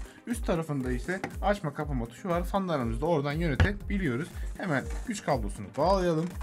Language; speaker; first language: Turkish; native; Turkish